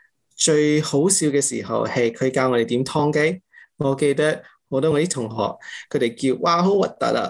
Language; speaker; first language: Cantonese; early bilingual, heritage; English